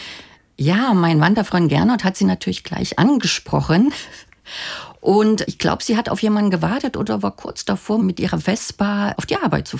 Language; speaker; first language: German; native; German